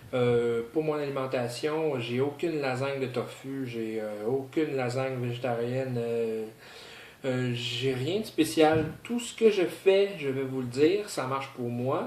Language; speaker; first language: French; native; French